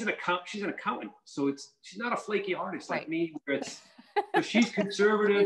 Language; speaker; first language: English; native; English